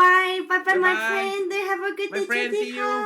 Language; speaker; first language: English; non-native, learner; Korean